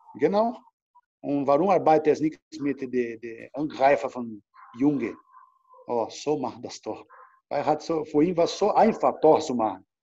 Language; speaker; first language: German; non-native, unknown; Portuguese